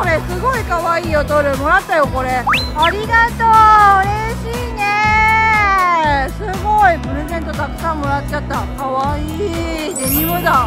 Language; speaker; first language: Japanese; native; Japanese